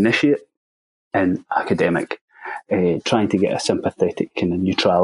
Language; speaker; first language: English; native; English